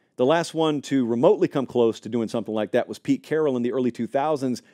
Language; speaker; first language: English; native; English